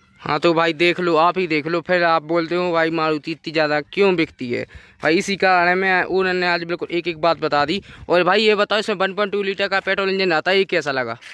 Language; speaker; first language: Hindi; native; Hindi